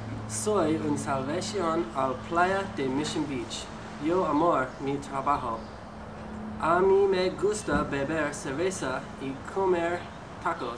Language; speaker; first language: Spanish; non-native, learner; English